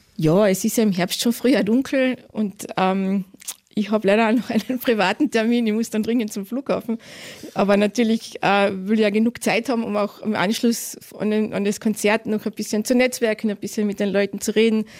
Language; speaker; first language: German; native; German